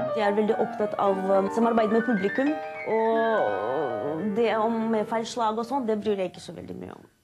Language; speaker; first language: Norwegian; non-native, fluent; Russian